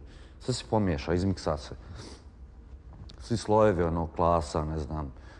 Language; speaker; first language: Croatian; native; Croatian